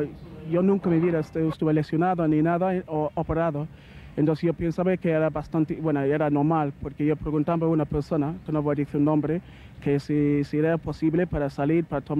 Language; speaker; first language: Spanish; non-native, learner; English